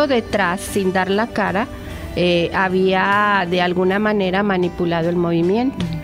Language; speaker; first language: Spanish; native; Spanish